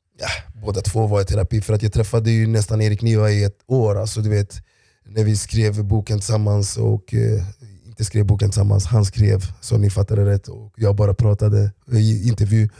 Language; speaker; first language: Swedish; early bilingual, other home language; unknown